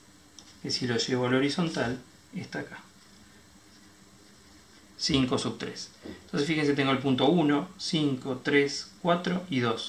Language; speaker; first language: Spanish; native; Spanish